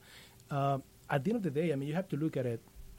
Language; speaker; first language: English; non-native, fluent; Spanish